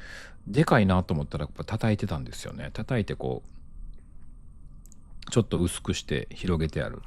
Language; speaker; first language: Japanese; native; Japanese